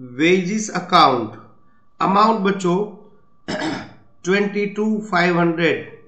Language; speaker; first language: Hindi; non-native, local second language; Gujarati